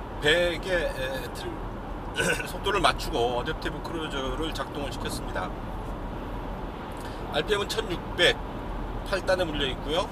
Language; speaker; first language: Korean; native; Korean